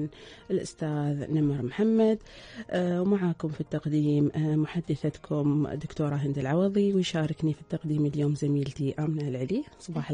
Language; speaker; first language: Arabic; native; Arabic